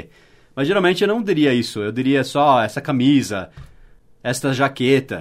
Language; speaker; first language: Portuguese; non-native, fluent; English